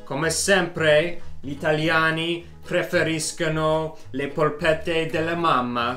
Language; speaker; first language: Italian; non-native, learner; English